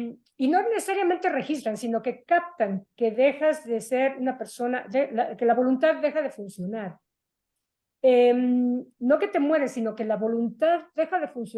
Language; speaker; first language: Spanish; native; Spanish